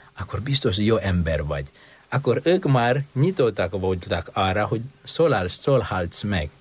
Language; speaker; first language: Hungarian; non-native, fluent; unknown